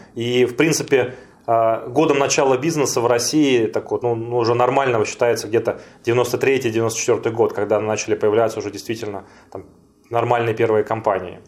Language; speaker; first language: Russian; native; Russian